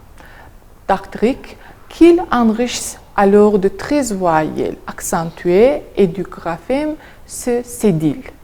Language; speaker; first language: French; non-native, fluent; Azerbaijani